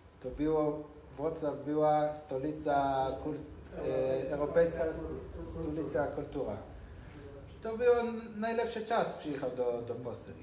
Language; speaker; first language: Polish; non-native, learner; Hebrew